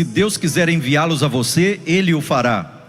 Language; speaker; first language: Portuguese; native; Portuguese